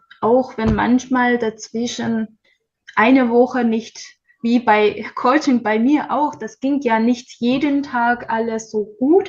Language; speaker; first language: German; non-native, learner; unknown